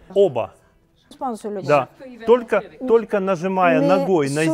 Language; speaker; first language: Russian; native; Russian